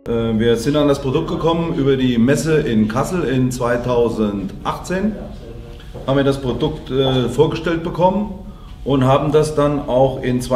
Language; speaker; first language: German; native; German